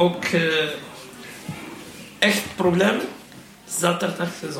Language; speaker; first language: Dutch; non-native, learner; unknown